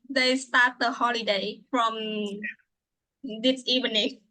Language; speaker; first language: English; non-native, fluent; Vietnamese